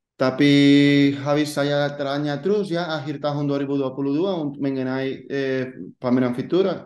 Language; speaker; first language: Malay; non-native, fluent; Spanish